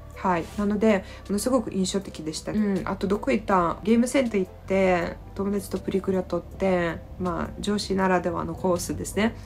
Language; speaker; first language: Japanese; non-native, fluent; Russian